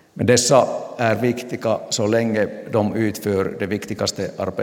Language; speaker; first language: Swedish; non-native, local second language; Finnish